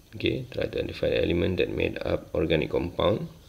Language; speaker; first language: English; non-native, local second language; Malay